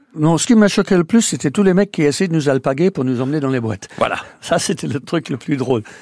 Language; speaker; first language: French; non-native, fluent; English